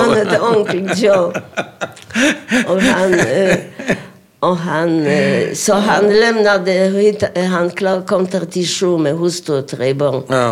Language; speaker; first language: Swedish; non-native, fluent; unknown